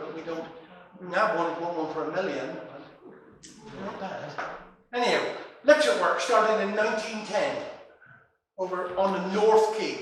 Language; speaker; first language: English; native; English